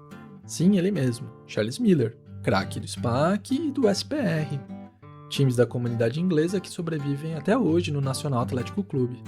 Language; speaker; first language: Portuguese; native; Portuguese